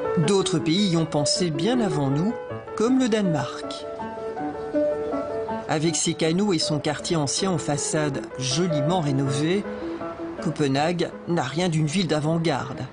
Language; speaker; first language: French; native; French